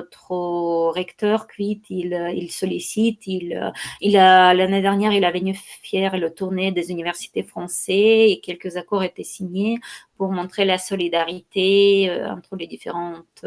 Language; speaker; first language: French; non-native, fluent; Ukrainian